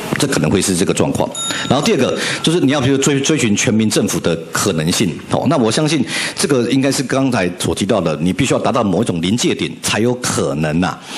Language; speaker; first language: Chinese; native; Chinese